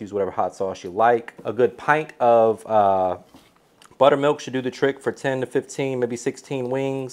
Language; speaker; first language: English; native; English